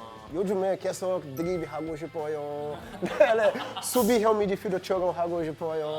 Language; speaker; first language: Korean; non-native, learner; Portuguese